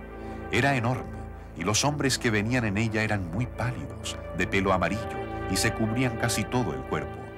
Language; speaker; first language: Spanish; native; Spanish